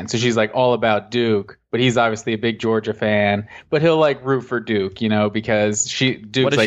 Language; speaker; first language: English; native; English